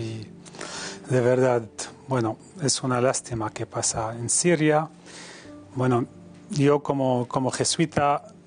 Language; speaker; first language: Spanish; non-native, fluent; Arabic